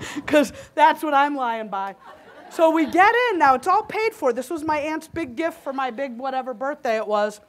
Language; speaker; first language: English; native; English